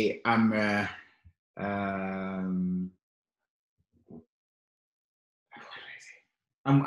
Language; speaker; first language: English; non-native, local second language; Shona